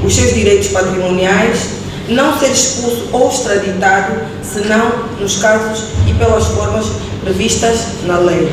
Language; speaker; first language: Portuguese; native; Portuguese